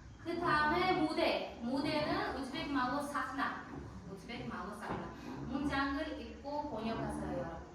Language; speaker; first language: Korean; non-native, fluent; Uzbek